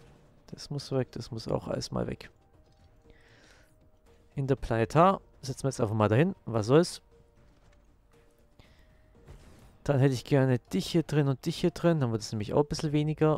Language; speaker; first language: German; native; German